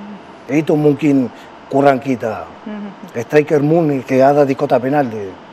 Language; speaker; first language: Indonesian; non-native, fluent; Spanish